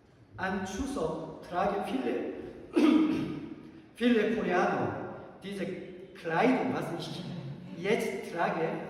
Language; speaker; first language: German; non-native, learner; Korean